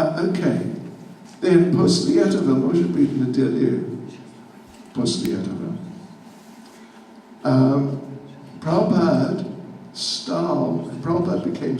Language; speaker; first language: Russian; non-native, learner; English